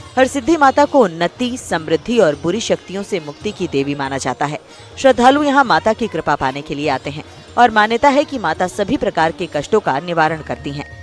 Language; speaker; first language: Hindi; native; Hindi